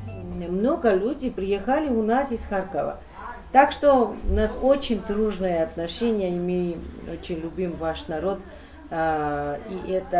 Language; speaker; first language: Russian; non-native, fluent; Georgian